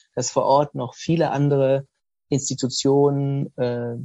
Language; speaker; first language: German; native; German